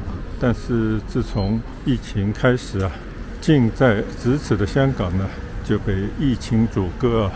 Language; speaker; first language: Chinese; native; Chinese